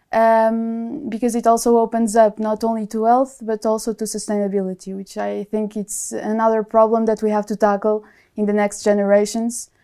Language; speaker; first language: English; non-native, fluent; Portuguese